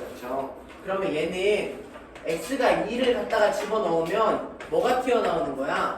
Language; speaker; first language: Korean; native; Korean